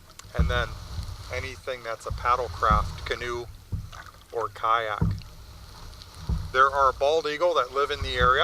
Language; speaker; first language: English; native; English